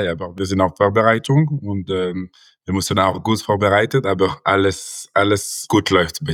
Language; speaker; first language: German; non-native, local second language; French